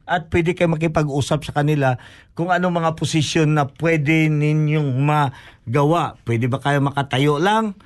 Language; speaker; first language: Filipino; non-native, local second language; Hiligaynon